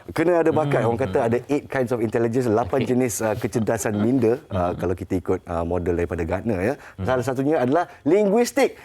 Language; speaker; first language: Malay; native; Malay